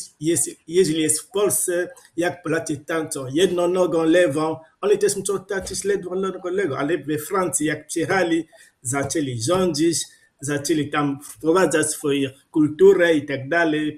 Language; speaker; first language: Polish; non-native, fluent; Lingala